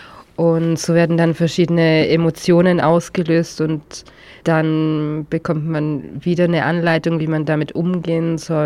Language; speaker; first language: German; native; German